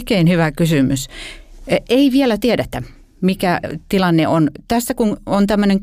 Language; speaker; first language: Finnish; native; Finnish